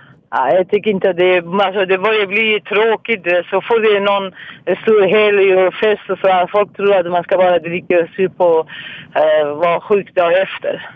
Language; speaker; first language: Swedish; non-native, fluent; Persian